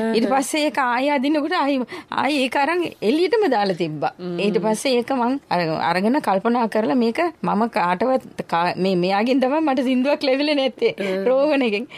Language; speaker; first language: Sinhala; non-native, local second language; Tamil